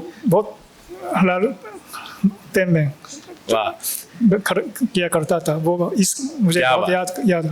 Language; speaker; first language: Hindi; non-native, fluent; Japanese